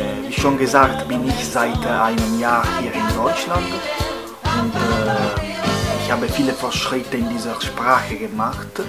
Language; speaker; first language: German; non-native, fluent; Italian